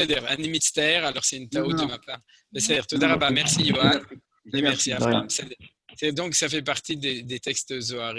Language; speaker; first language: French; native; French